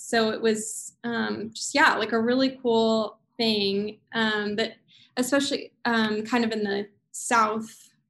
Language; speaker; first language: English; native; English